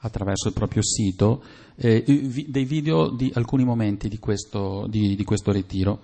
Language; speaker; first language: Italian; native; Italian